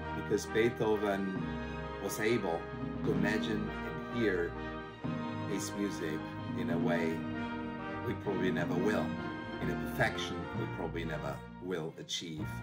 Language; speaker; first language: English; non-native, fluent; German